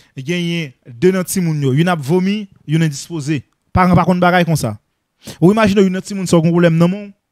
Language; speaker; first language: French; non-native, local second language; Haitian Creole